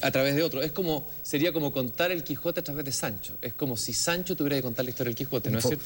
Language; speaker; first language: Spanish; native; Spanish